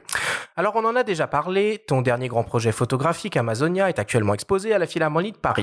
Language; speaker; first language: French; native; French